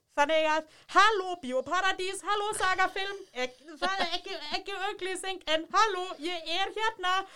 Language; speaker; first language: Icelandic; non-native, fluent; German